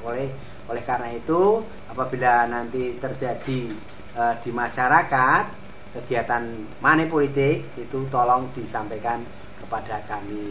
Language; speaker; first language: Indonesian; native; Indonesian